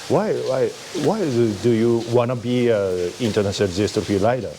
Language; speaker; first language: English; non-native, learner; Japanese